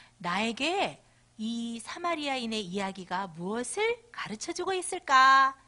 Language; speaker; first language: Korean; native; Korean